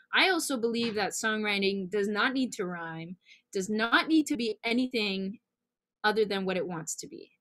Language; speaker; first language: English; native; English